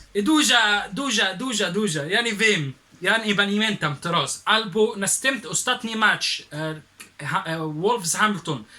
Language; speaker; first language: Polish; non-native, learner; Arabic